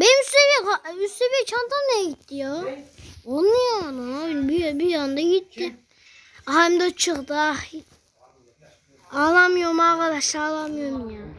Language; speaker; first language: Turkish; native; Turkish